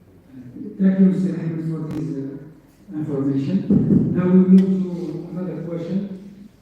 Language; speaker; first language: English; non-native, fluent; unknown